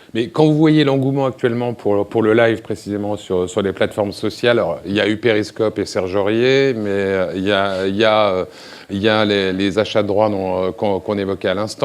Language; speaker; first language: French; native; French